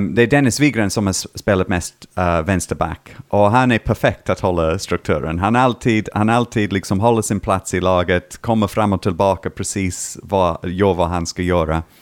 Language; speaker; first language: Swedish; non-native, fluent; English